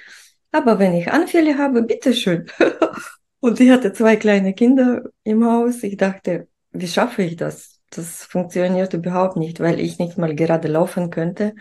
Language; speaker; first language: German; non-native, fluent; Russian